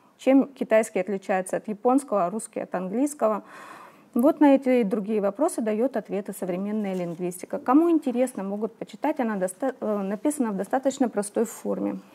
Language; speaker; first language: Russian; native; Russian